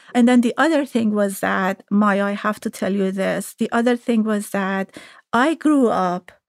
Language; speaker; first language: English; non-native, fluent; Persian